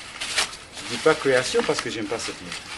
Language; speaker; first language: French; non-native, learner; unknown